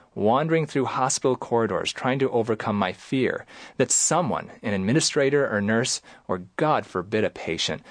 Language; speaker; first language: English; native; English